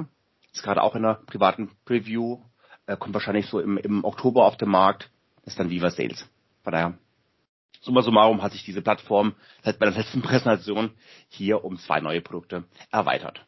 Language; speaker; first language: German; native; German